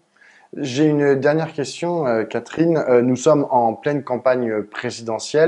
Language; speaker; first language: French; native; French